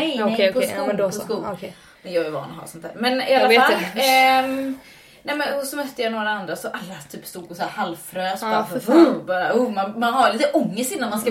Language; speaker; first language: Swedish; native; Swedish